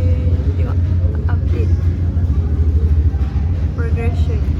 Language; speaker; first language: English; non-native, local second language; Malay